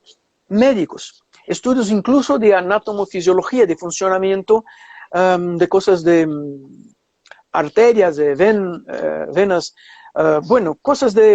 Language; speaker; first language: Spanish; non-native, fluent; Portuguese